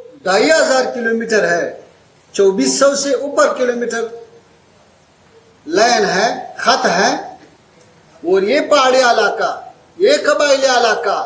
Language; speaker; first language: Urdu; non-native, fluent; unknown